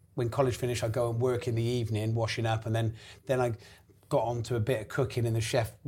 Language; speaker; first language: English; native; English